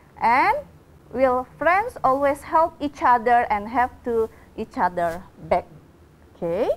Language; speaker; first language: English; non-native, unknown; Indonesian